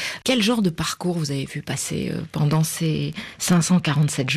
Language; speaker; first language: French; native; French